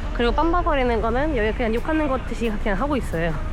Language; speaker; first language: Korean; non-native, fluent; Ukrainian